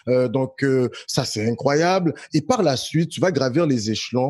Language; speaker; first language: French; native; French